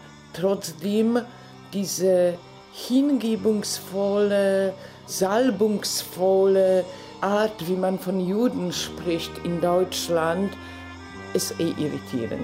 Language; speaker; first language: German; non-native, fluent; Polish